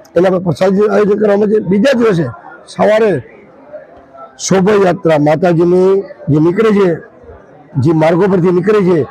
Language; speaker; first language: Gujarati; native; Gujarati